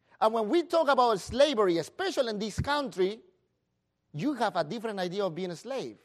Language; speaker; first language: English; non-native, fluent; Spanish